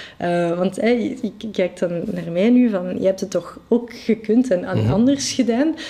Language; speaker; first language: Dutch; non-native, local second language; French